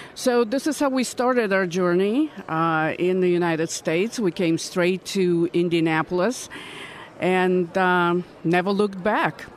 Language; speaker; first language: English; non-native, fluent; Russian